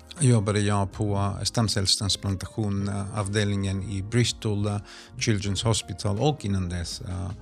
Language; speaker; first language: Swedish; non-native, fluent; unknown